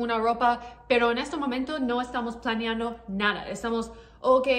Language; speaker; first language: Spanish; non-native, learner; English